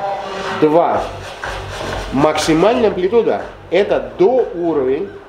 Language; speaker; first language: Russian; non-native, fluent; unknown